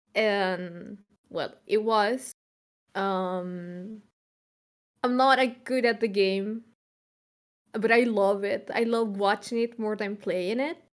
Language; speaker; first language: English; non-native, fluent; Spanish